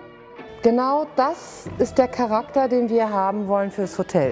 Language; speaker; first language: German; native; German